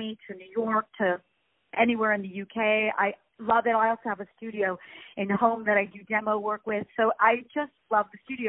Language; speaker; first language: English; native; English